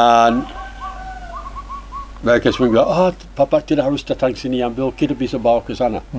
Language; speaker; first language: Indonesian; non-native, learner; English